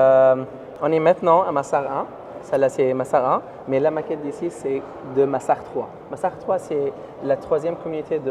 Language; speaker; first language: French; non-native, learner; Arabic